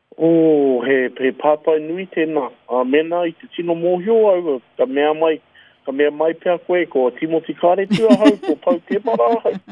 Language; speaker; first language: Māori; non-native, local second language; English